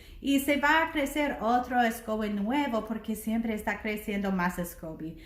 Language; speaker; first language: Spanish; non-native, learner; English